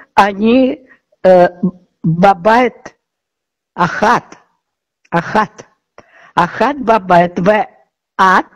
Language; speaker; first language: Hebrew; non-native, learner; Russian